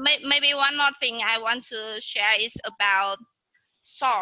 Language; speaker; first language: English; non-native, learner; Vietnamese